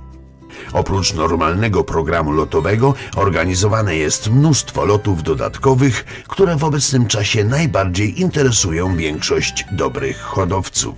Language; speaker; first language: Polish; native; Polish